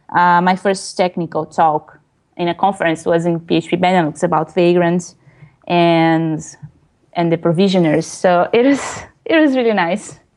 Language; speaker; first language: English; non-native, fluent; Portuguese